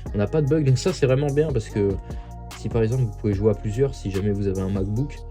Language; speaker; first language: French; native; French